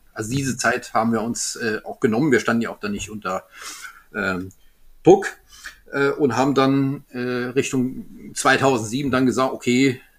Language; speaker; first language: German; non-native, local second language; French